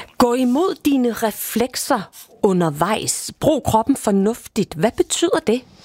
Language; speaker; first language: Danish; native; Danish